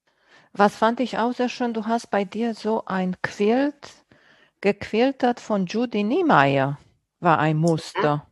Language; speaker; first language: German; non-native, fluent; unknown